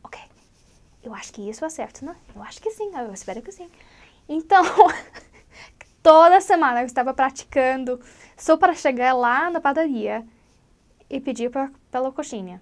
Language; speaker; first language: Portuguese; non-native, learner; English